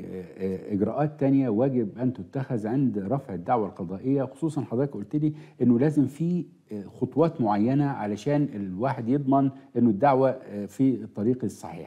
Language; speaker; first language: Arabic; native; Arabic